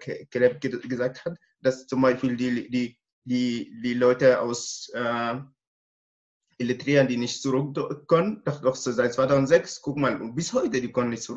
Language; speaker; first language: German; non-native, learner; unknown